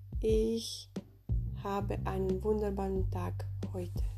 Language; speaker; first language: German; non-native, fluent; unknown